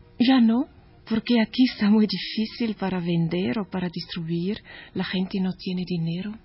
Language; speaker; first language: Spanish; non-native, learner; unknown